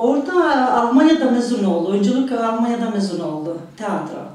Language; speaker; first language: Turkish; non-native, learner; Albanian